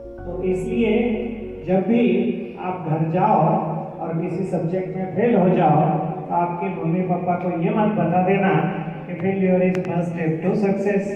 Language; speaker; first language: Hindi; non-native, local second language; Marathi